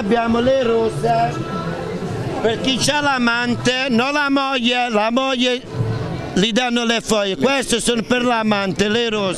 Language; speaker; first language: Italian; native; Italian